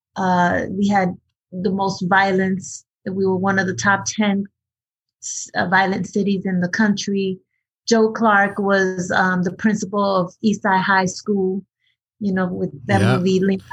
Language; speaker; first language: English; early bilingual, other home language; Spanish